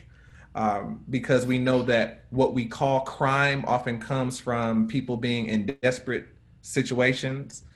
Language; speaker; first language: English; native; English